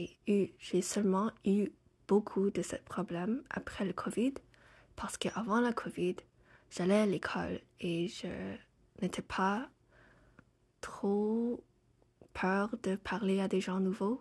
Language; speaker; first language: French; non-native, fluent; English